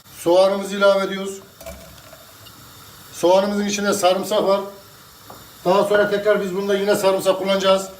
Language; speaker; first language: Turkish; native; Turkish